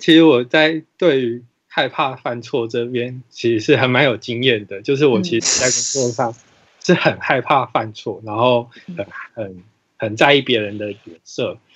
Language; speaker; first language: Chinese; native; Chinese